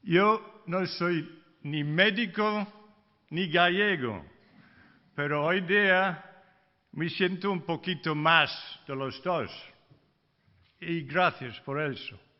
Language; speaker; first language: Spanish; non-native, fluent; English